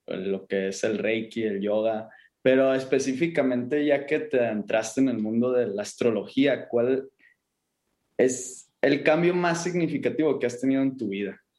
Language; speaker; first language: Spanish; native; Spanish